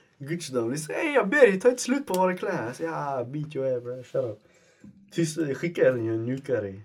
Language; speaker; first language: Swedish; early bilingual, other home language; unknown